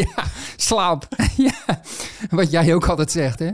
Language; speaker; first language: Dutch; native; Dutch